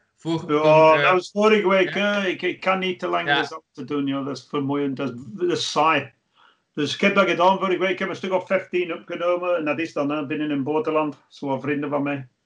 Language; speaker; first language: Dutch; non-native, fluent; English